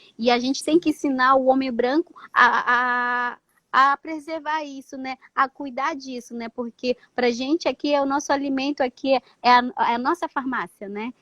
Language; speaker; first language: Portuguese; non-native, local second language; Ticuna